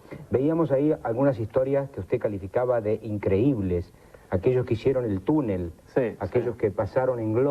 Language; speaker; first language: Spanish; native; Spanish